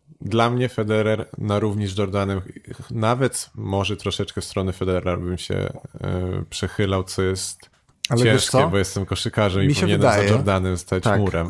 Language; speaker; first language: Polish; native; Polish